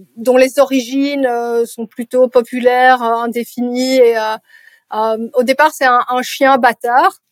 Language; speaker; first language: French; native; French